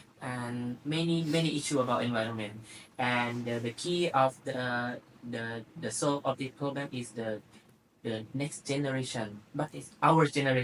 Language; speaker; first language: English; non-native, learner; Thai